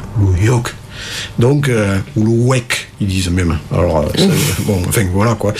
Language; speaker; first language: French; native; French